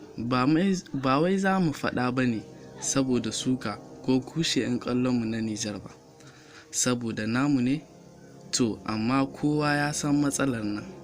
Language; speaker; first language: Hausa; native; Hausa